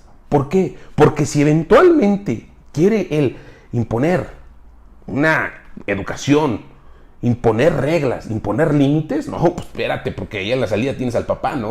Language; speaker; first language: Spanish; native; Spanish